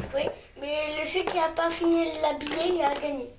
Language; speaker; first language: French; native; French